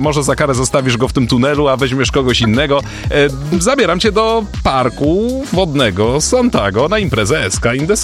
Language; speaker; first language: Polish; native; Polish